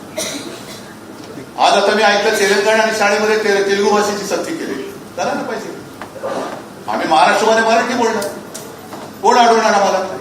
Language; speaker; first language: Marathi; native; Marathi